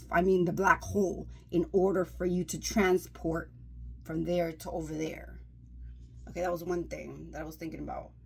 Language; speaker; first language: English; native; English